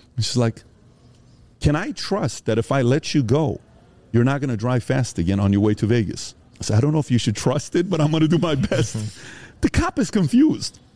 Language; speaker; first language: English; early bilingual, other home language; Persian